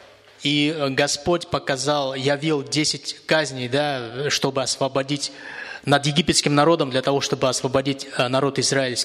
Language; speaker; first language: Russian; native; Russian